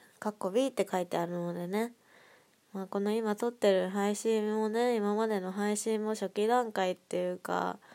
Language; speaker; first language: Japanese; native; Japanese